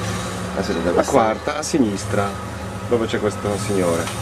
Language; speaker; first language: Italian; non-native, learner; Polish